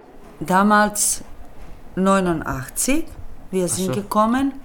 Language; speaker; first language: German; early bilingual, other home language; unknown